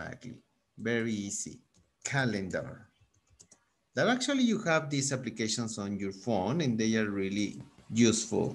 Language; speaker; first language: English; non-native, fluent; Spanish